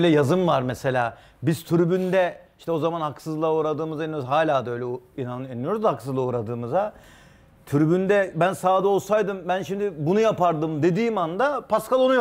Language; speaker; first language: Turkish; native; Turkish